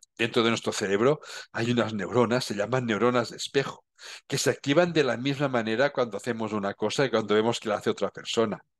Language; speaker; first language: Spanish; non-native, local second language; Catalan